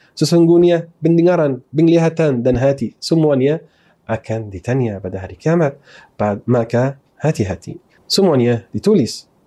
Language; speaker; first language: Malay; non-native, fluent; Arabic